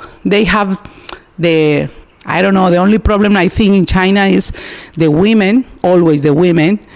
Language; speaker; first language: English; non-native, learner; Spanish